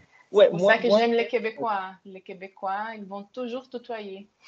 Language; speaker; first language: French; non-native, fluent; Portuguese